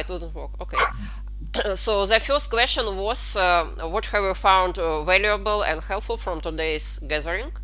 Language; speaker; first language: English; non-native, fluent; Russian